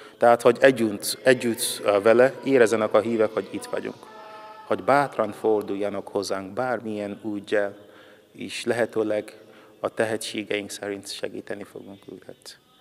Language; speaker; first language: Hungarian; non-native, fluent; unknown